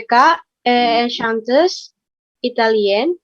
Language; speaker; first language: French; non-native, learner; Indonesian